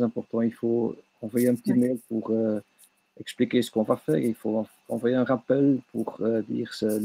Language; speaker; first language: French; non-native, local second language; Dutch